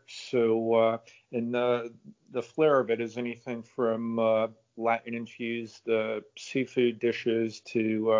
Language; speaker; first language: English; native; English